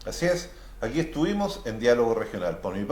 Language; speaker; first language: Spanish; native; Spanish